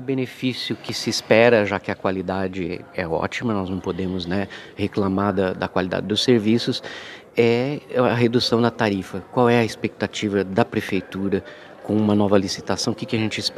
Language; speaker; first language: Portuguese; native; Portuguese